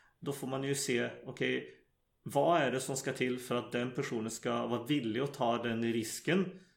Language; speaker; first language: Swedish; native; Swedish